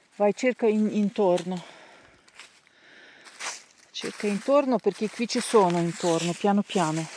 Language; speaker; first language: Italian; non-native, learner; Ukrainian